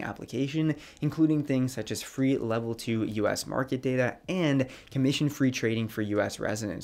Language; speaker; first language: English; native; English